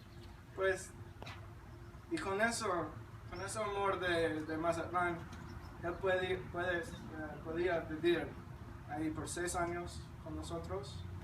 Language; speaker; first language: Spanish; non-native, learner; English